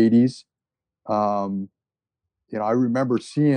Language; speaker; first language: English; native; English